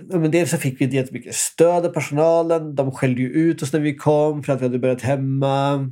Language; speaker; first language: Swedish; non-native, fluent; Norwegian